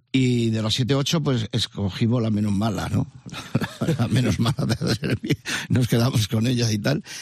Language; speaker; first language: Spanish; native; Spanish